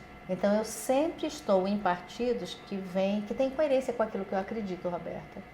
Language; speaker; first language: Portuguese; native; Portuguese